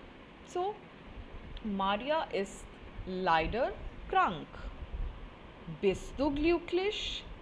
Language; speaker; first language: German; non-native, fluent; Hindi